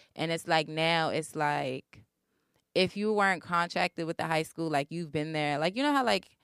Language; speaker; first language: English; native; English